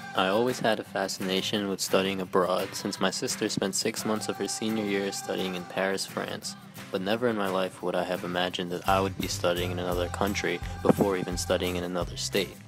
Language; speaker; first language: English; native; English